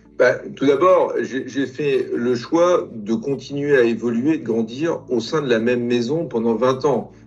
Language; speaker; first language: French; early bilingual, other home language; Italian